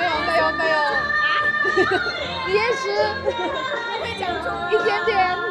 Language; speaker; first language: Chinese; non-native, learner; French